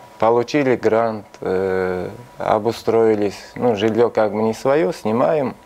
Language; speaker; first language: Russian; non-native, local second language; Tajik